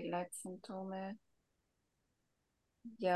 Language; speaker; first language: German; non-native, learner; Turkish